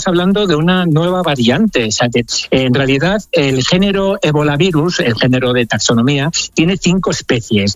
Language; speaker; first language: Spanish; native; Spanish